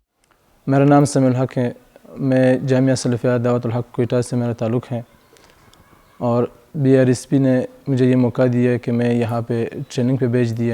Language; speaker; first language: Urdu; non-native, local second language; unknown